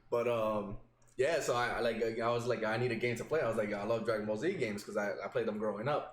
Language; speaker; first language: English; native; English